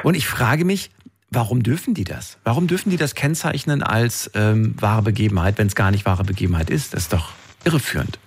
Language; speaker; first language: German; native; German